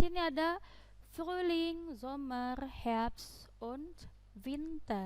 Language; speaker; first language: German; non-native, fluent; Indonesian